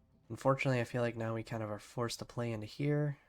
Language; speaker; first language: English; native; English